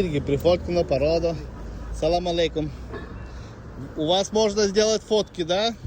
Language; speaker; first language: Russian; non-native, fluent; Lithuanian